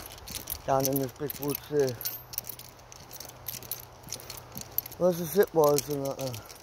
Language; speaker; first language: English; native; English